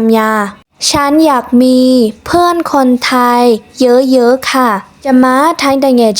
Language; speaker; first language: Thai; non-native, fluent; Burmese